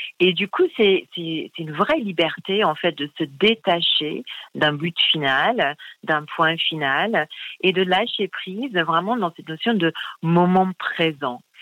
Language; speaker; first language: French; non-native, fluent; English